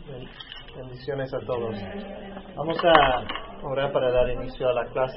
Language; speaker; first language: Spanish; native; Spanish